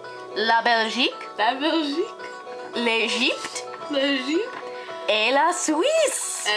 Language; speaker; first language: French; non-native, learner; English